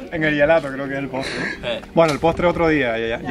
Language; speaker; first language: Spanish; native; Spanish